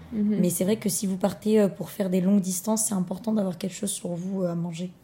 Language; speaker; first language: French; native; French